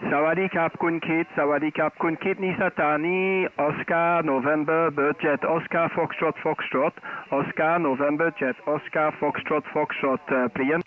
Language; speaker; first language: Thai; non-native, fluent; Dutch